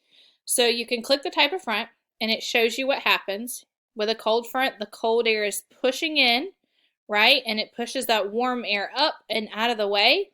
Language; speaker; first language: English; native; English